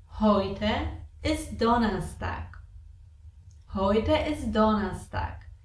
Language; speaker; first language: German; non-native, fluent; Polish